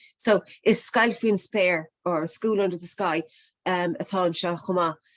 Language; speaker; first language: Irish; native; Irish